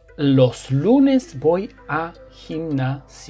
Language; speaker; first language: Spanish; non-native, fluent; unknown